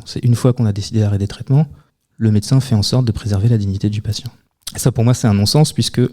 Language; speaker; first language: French; native; French